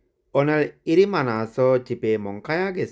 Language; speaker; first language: Korean; non-native, fluent; Sinhala